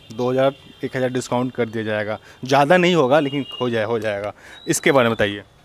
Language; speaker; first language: Hindi; native; Hindi